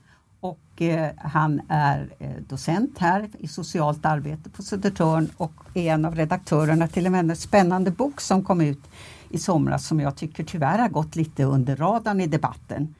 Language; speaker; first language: Swedish; native; Swedish